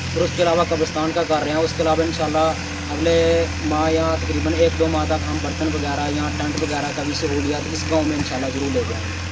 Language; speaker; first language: Urdu; non-native, local second language; Punjabi